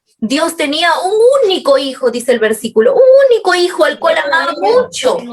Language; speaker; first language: Spanish; native; Spanish